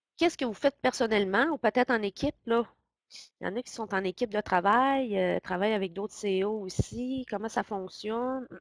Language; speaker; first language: French; native; French